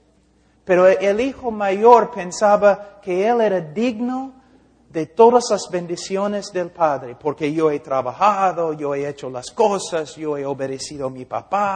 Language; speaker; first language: Spanish; non-native, fluent; English